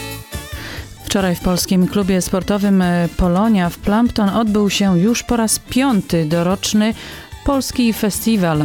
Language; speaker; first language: Polish; native; Polish